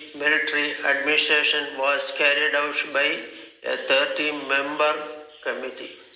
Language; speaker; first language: English; non-native, local second language; Malayalam